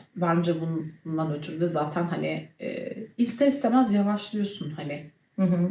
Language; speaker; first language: Turkish; early bilingual, heritage; Turkish